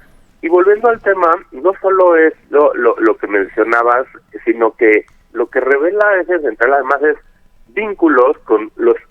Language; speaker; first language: Spanish; native; Spanish